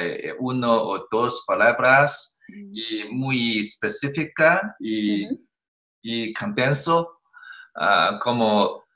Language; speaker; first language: Spanish; non-native, learner; Chinese